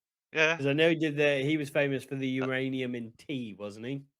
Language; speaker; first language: English; native; English